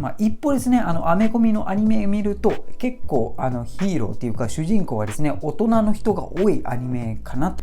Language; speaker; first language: Japanese; non-native, fluent; Malay